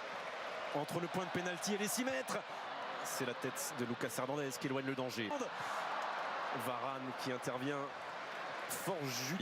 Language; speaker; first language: French; native; French